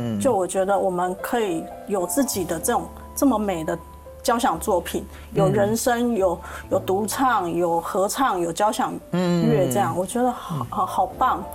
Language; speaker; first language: Chinese; native; Chinese